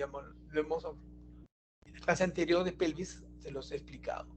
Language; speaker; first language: Spanish; native; Spanish